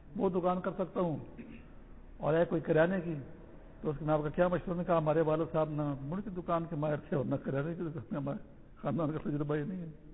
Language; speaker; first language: Urdu; non-native, local second language; Pashto